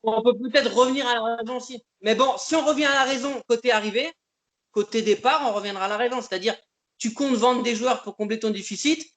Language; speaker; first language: French; native; French